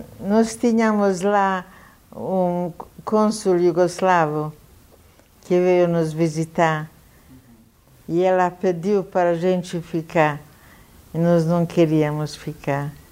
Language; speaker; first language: Portuguese; non-native, fluent; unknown